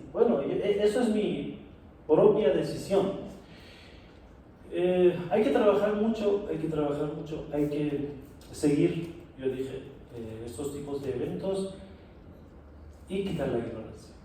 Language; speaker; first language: Spanish; non-native, fluent; Persian